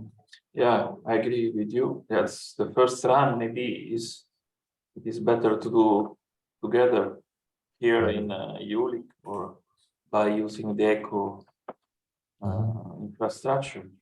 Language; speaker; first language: English; non-native, fluent; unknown